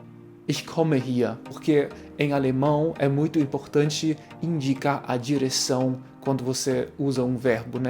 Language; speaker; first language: Portuguese; non-native, fluent; German